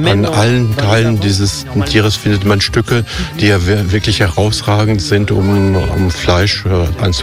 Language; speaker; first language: German; native; German